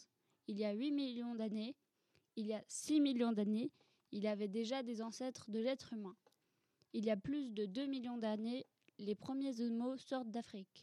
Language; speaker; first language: French; native; French